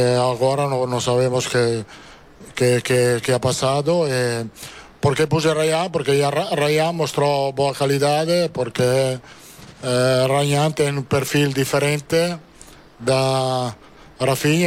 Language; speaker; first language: Portuguese; non-native, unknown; Italian